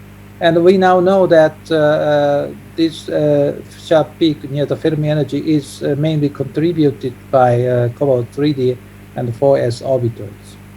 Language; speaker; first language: English; non-native, fluent; Japanese